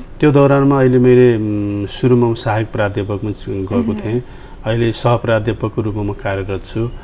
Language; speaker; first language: Nepali; non-native, local second language; Newari